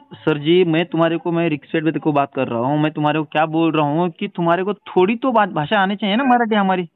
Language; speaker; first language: Hindi; non-native, local second language; Marathi